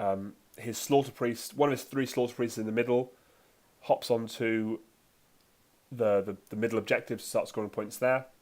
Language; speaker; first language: English; native; English